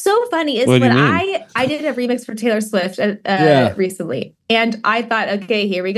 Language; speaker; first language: English; native; English